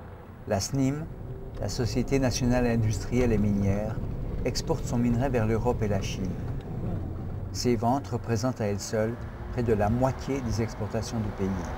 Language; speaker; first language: French; native; French